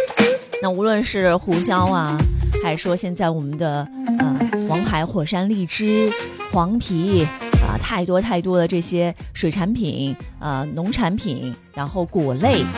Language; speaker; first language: Chinese; native; Chinese